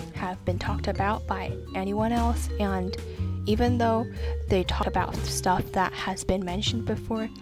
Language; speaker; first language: English; non-native, local second language; Cantonese